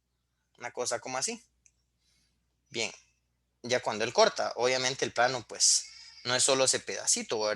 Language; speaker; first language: Spanish; native; Spanish